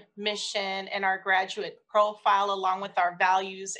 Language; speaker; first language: English; native; English